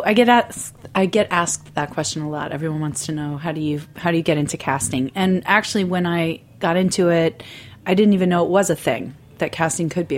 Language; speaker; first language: English; native; English